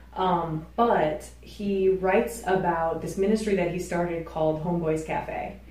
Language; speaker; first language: English; native; English